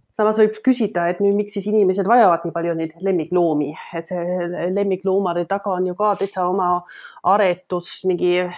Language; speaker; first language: Estonian; non-native, fluent; German